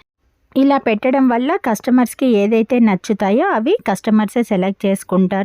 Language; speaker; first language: Telugu; native; Telugu